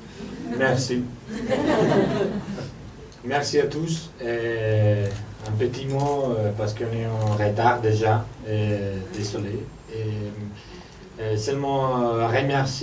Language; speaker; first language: French; non-native, fluent; Spanish